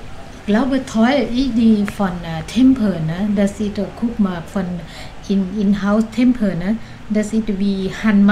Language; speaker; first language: German; non-native, learner; Thai